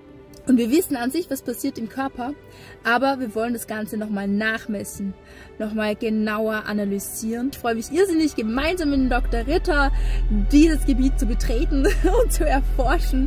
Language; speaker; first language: German; native; German